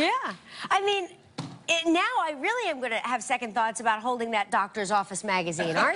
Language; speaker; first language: English; native; English